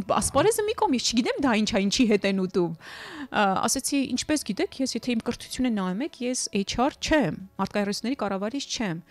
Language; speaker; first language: Armenian; native; Armenian